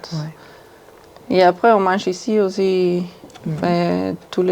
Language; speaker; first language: French; non-native, fluent; Spanish